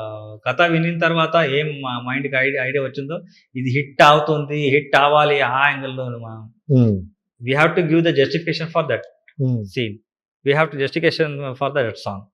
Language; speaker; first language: Telugu; non-native, learner; Kannada